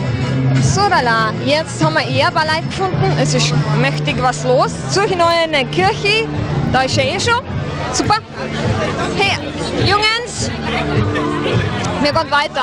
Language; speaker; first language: German; native; German